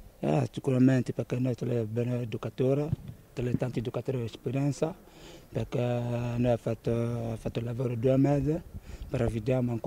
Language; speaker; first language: Italian; non-native, learner; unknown